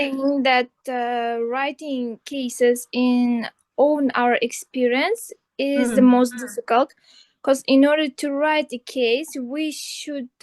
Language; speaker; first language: English; non-native, fluent; Uzbek